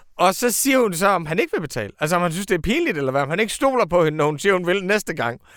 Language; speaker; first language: Danish; native; Danish